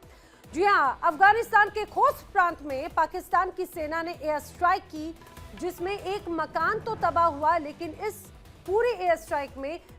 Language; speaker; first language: Hindi; native; Hindi